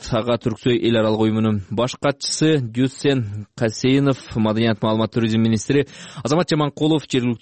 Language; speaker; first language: Kyrgyz; native; Kyrgyz